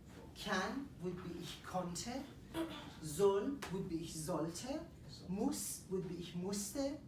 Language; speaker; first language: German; non-native, fluent; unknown